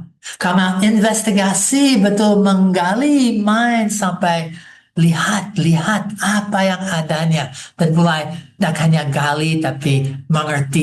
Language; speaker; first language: Indonesian; non-native, fluent; English